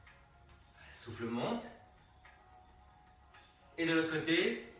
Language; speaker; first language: French; native; French